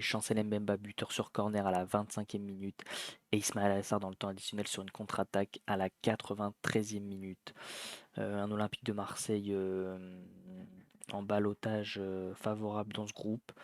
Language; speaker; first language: French; native; French